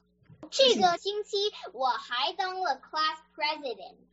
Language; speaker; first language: Chinese; early bilingual, other home language; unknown